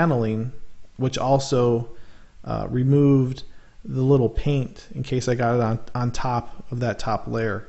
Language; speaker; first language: English; native; English